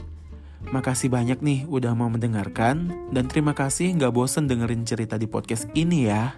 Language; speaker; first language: Indonesian; native; Indonesian